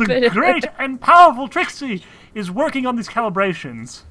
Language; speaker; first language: English; native; English